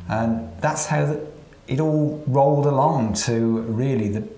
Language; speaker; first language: English; native; English